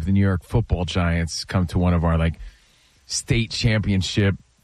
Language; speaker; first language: English; native; English